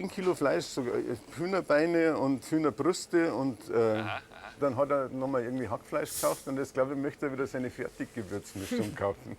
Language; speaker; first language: German; native; German